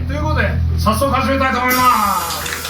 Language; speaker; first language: Japanese; native; Japanese